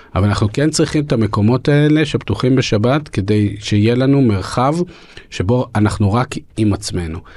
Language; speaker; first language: Hebrew; early bilingual, other home language; Russian